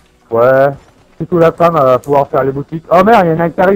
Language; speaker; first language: French; native; French